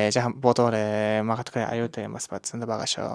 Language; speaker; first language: Mongolian; non-native, learner; Japanese